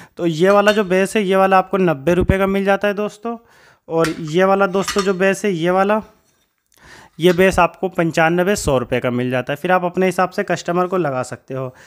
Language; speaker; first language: Hindi; native; Hindi